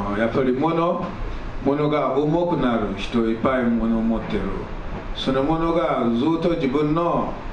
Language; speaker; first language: Japanese; non-native, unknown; Akan